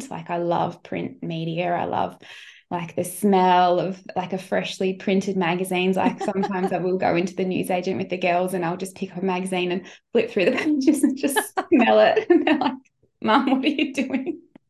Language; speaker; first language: English; native; English